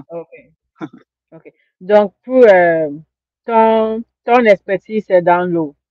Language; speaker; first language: French; non-native, learner; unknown